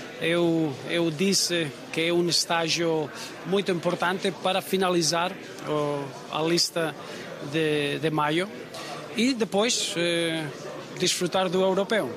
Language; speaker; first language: Portuguese; non-native, fluent; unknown